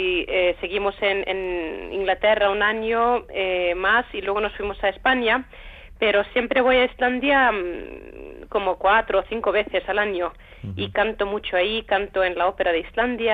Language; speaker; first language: Spanish; non-native, fluent; Icelandic